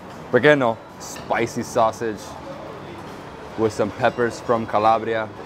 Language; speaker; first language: English; early bilingual, other home language; Italian